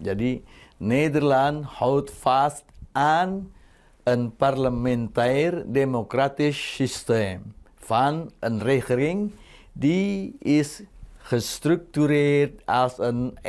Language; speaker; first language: Dutch; non-native, fluent; Indonesian